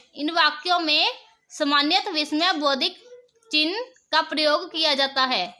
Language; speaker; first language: Hindi; non-native, local second language; Punjabi